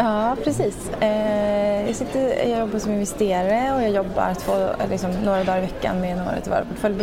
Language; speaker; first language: Swedish; native; Swedish